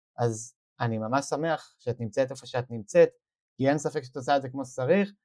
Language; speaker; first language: Hebrew; native; Hebrew